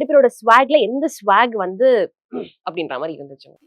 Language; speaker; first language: Tamil; native; Tamil